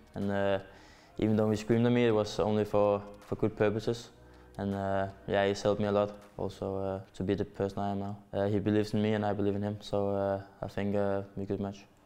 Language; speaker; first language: English; non-native, fluent; Danish